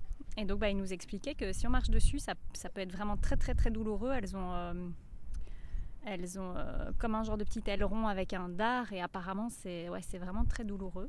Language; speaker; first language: French; native; French